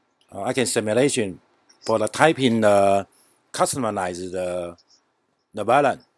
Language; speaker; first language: English; non-native, learner; Chinese